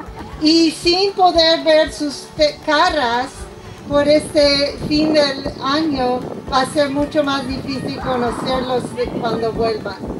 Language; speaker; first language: Spanish; non-native, fluent; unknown